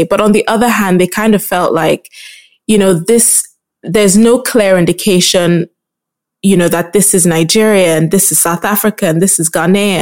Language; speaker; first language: English; non-native, local second language; Yoruba